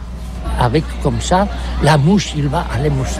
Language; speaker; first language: French; non-native, learner; Catalan